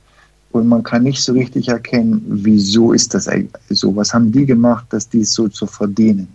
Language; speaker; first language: German; non-native, fluent; English